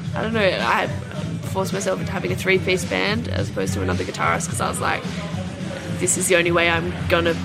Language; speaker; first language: English; native; English